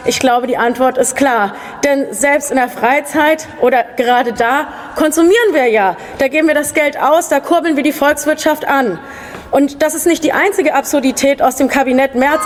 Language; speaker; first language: German; native; German